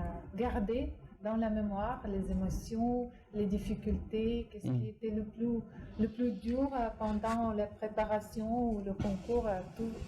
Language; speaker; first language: French; non-native, fluent; Russian